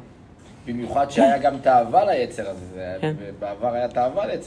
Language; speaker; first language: Hebrew; native; Hebrew